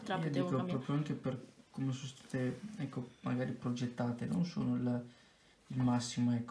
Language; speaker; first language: Italian; native; Italian